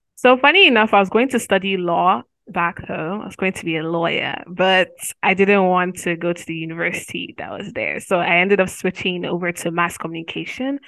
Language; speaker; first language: English; non-native, local second language; Yoruba